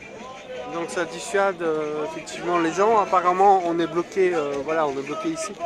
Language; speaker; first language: French; native; French